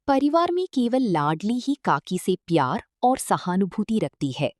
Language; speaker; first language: Hindi; non-native, local second language; Malayalam